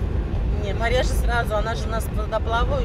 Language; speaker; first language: Russian; native; Russian